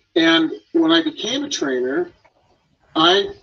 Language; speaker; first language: English; native; English